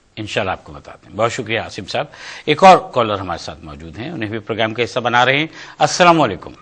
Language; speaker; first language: Urdu; native; Urdu